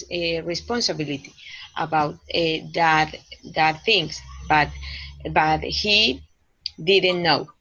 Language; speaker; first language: English; non-native, learner; Spanish